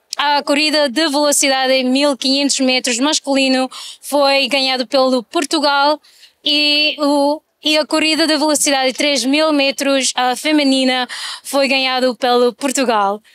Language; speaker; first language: Portuguese; non-native, local second language; Tetum